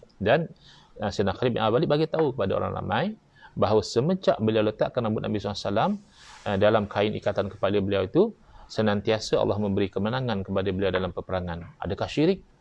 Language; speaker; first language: Malay; native; Malay